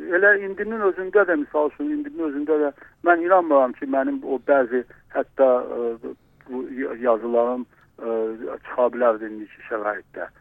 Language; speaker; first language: Azerbaijani; non-native, local second language; Russian